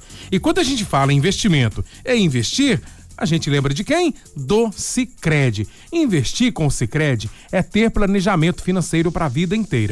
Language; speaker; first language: Portuguese; native; Portuguese